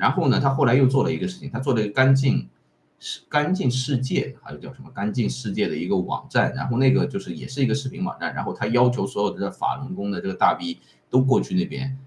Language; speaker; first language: Chinese; native; Chinese